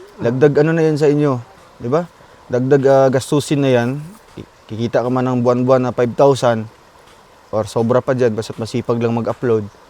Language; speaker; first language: Filipino; non-native, local second language; Cebuano